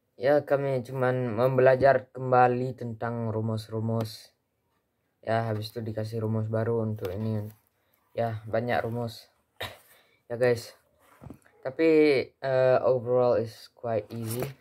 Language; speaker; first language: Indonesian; early bilingual, heritage; Indonesian